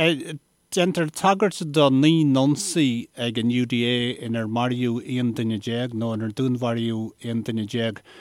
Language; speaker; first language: Irish; native; Irish